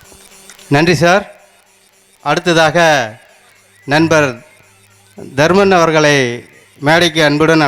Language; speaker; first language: Tamil; native; Tamil